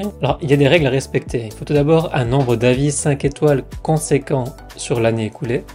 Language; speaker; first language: French; native; French